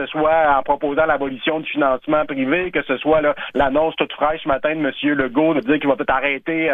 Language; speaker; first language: French; native; French